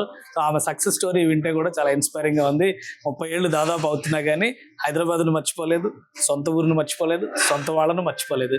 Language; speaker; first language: Telugu; native; Telugu